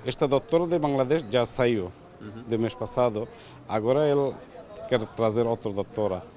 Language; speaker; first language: Portuguese; non-native, learner; Bangla